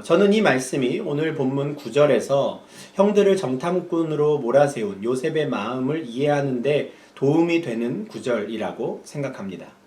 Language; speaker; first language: Korean; native; Korean